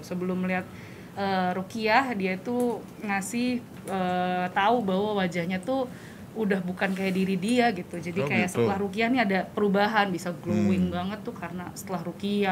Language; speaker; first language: Indonesian; native; Indonesian